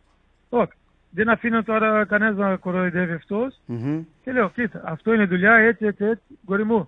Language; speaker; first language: Greek; non-native, learner; Portuguese